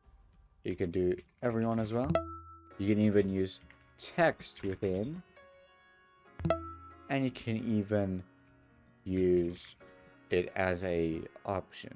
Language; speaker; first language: English; native; English